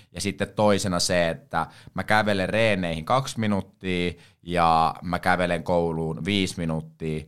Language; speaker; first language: Finnish; native; Finnish